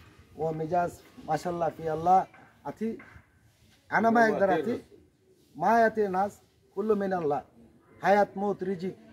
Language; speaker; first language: Arabic; non-native, learner; Bangla